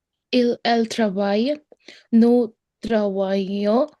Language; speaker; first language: French; non-native, learner; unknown